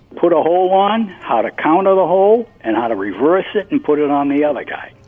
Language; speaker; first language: English; native; English